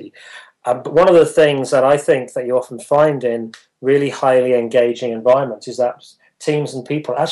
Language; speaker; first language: English; native; English